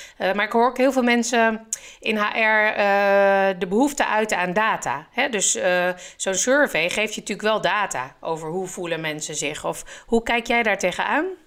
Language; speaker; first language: Dutch; native; Dutch